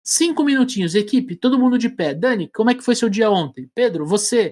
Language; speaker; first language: Portuguese; native; Portuguese